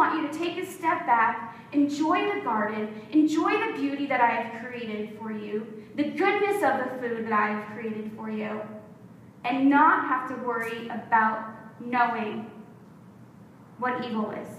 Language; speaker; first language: English; native; English